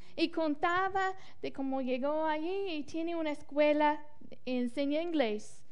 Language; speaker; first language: Spanish; non-native, fluent; English